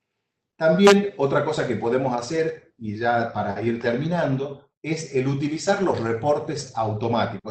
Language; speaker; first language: Spanish; native; Spanish